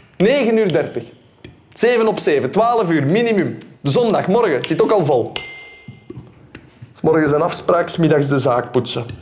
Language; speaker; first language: Dutch; native; Dutch